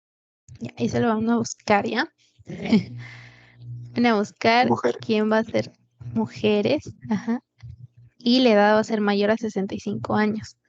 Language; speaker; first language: Spanish; native; Spanish